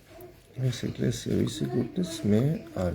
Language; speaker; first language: Georgian; non-native, learner; German